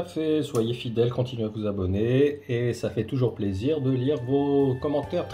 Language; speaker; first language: French; native; French